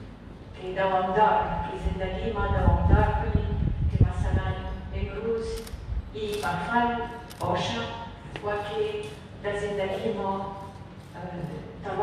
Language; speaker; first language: Persian; non-native, learner; Arabic